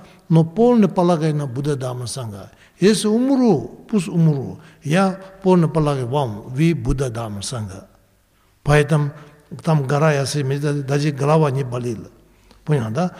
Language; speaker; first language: Russian; non-native, learner; Tibetan